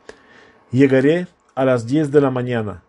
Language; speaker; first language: Spanish; non-native, fluent; Russian